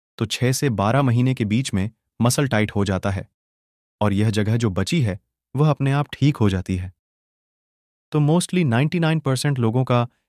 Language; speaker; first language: Hindi; non-native, local second language; Gujarati